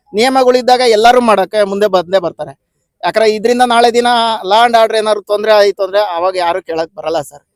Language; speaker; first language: Kannada; native; Kannada